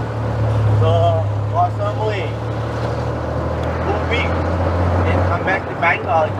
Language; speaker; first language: English; non-native, learner; Thai